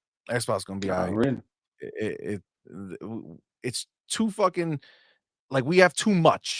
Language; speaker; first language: English; native; English